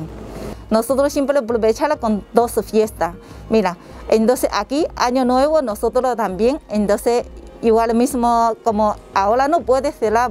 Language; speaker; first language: Spanish; non-native, learner; Chinese